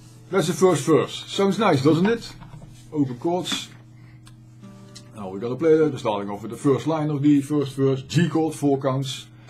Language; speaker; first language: English; non-native, fluent; Dutch